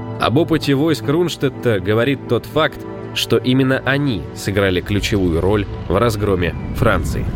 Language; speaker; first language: Russian; native; Russian